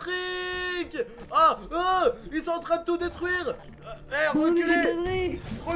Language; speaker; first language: French; native; French